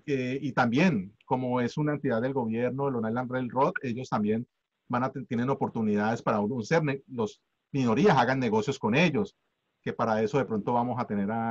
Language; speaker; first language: Spanish; native; Spanish